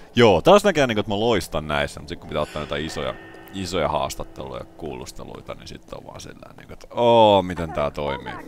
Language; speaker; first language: Finnish; native; Finnish